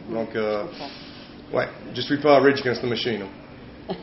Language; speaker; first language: French; non-native, learner; English